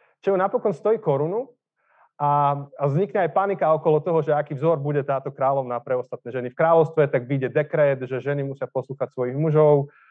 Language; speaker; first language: Slovak; native; Slovak